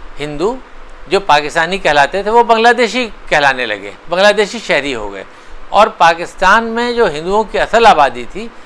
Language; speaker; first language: Hindi; native; Hindi